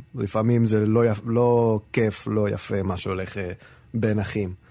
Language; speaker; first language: Hebrew; non-native, fluent; Spanish